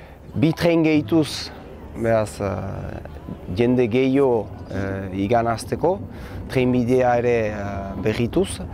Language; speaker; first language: Basque; native; Basque